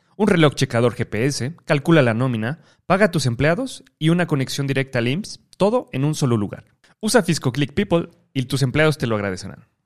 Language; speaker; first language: Spanish; native; Spanish